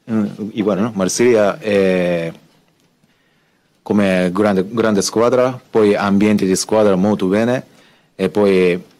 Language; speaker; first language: Italian; non-native, learner; Japanese